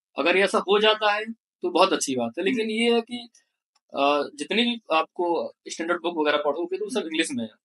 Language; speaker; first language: Hindi; native; Hindi